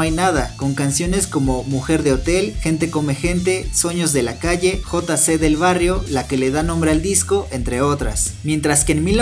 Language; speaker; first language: Spanish; native; Spanish